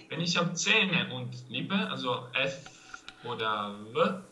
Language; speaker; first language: German; non-native, fluent; Italian